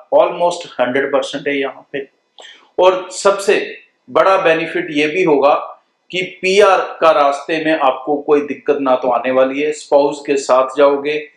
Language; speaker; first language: Hindi; non-native, local second language; Punjabi